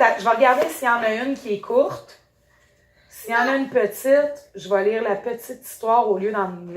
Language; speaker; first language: French; native; French